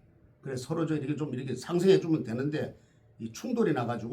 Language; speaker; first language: Korean; native; Korean